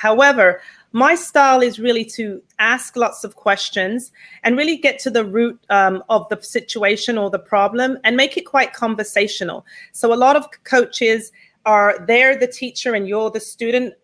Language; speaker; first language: English; native; English